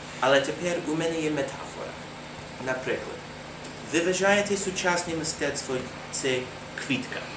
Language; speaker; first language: Ukrainian; non-native, learner; English